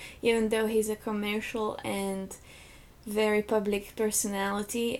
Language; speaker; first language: English; non-native, fluent; Slovak